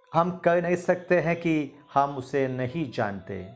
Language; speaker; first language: Hindi; non-native, local second language; Malayalam